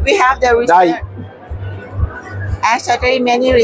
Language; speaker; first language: English; non-native, fluent; Thai